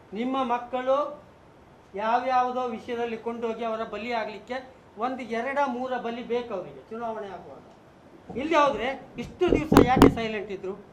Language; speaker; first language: Kannada; native; Kannada